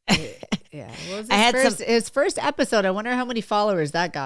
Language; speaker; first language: English; native; English